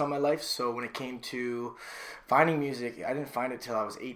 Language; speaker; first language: English; native; English